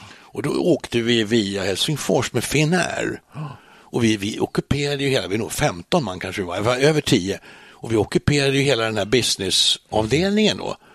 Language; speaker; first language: Swedish; native; Swedish